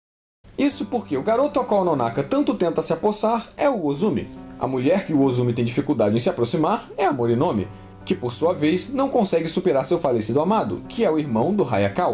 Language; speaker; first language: Portuguese; native; Portuguese